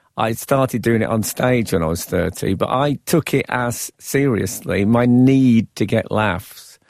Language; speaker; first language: English; native; English